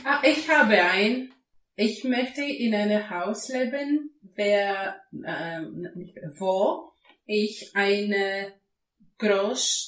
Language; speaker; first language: German; non-native, learner; Greek